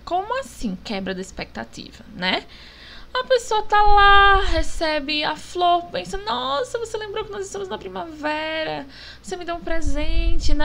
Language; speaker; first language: Portuguese; native; Portuguese